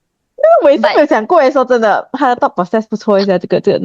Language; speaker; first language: Chinese; native; Chinese